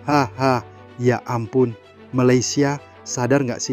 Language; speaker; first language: Indonesian; native; Indonesian